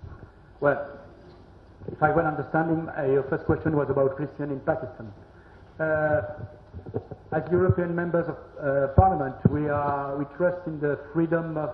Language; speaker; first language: English; non-native, learner; French